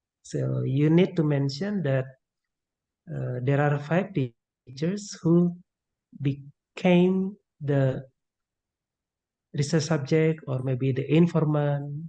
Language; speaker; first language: English; non-native, local second language; Indonesian